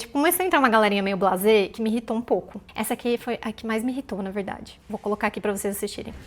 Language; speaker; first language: Portuguese; native; Portuguese